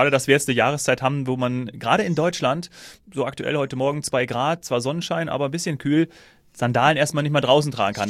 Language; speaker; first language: German; native; German